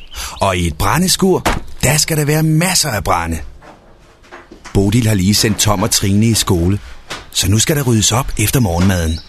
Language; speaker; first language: Danish; native; Danish